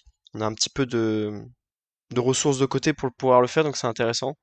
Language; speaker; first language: French; native; French